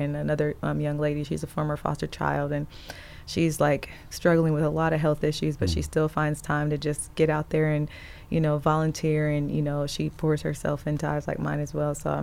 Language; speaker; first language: English; native; English